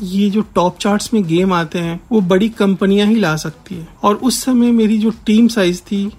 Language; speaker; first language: Hindi; native; Hindi